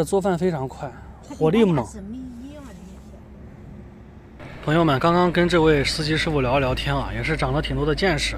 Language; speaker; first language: Chinese; native; Chinese